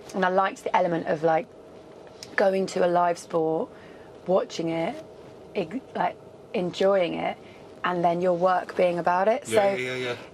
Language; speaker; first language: English; native; English